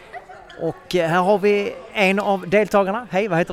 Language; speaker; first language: Swedish; native; Swedish